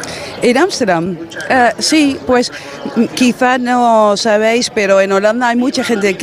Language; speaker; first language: Spanish; non-native, fluent; Dutch